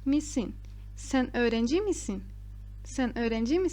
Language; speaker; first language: Turkish; non-native, fluent; Portuguese